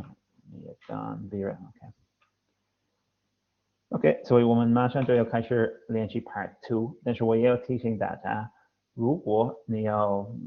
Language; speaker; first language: Chinese; non-native, fluent; English